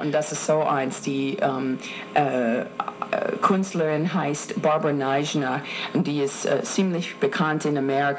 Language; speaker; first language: German; non-native, fluent; English